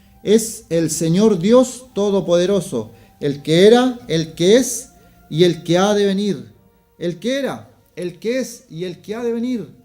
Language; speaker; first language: Spanish; native; Spanish